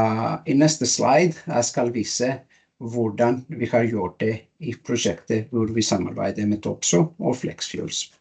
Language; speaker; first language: Norwegian; non-native, learner; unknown